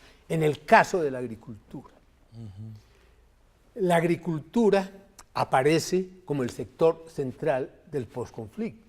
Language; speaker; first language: Spanish; native; Spanish